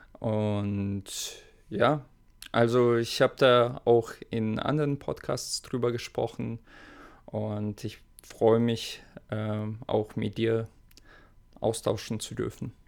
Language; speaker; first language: German; non-native, fluent; Russian